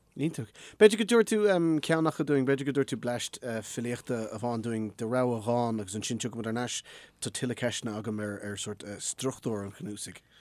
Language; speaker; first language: Irish; native; Irish